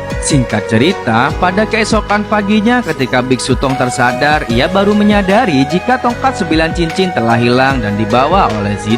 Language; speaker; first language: Indonesian; native; Indonesian